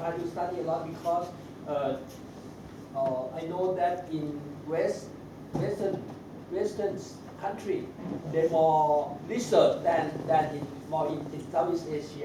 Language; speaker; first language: English; non-native, learner; Thai